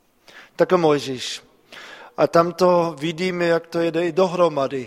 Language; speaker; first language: Czech; non-native, fluent; German